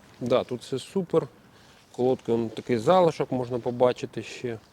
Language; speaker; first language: Ukrainian; native; Ukrainian